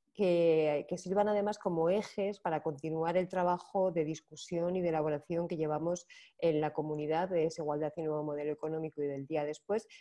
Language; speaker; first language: Spanish; native; Spanish